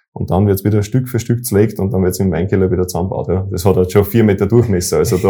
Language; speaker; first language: German; native; German